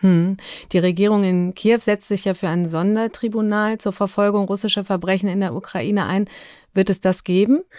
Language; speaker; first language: German; native; German